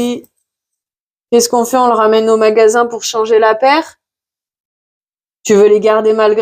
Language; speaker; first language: French; native; French